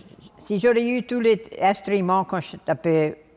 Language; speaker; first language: French; non-native, local second language; English